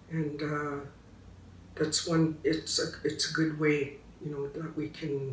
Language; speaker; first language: English; native; English